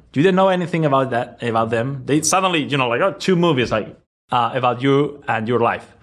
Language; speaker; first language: English; non-native, fluent; Spanish